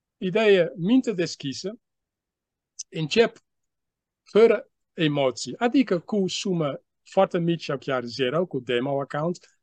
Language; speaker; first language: Romanian; non-native, fluent; Dutch